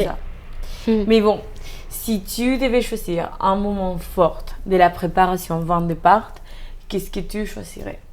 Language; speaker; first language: French; non-native, fluent; Spanish